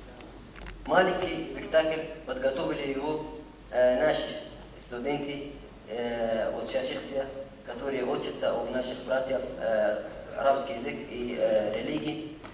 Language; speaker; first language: Russian; non-native, learner; Arabic